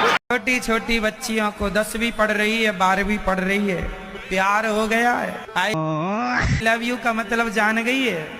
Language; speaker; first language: Hindi; native; Hindi